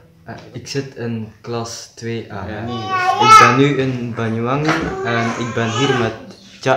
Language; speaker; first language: Dutch; non-native, learner; Indonesian